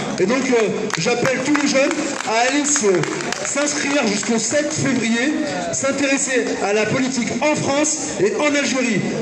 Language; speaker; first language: French; early bilingual, other home language; Arabic